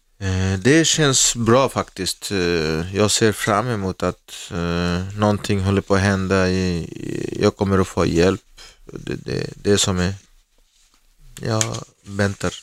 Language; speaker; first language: Swedish; non-native, learner; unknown